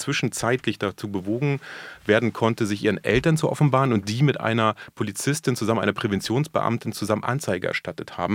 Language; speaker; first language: German; native; German